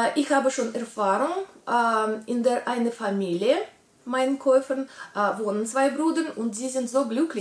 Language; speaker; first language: German; non-native, learner; Russian